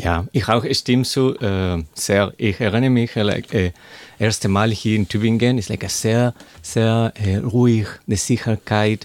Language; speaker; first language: German; non-native, learner; Spanish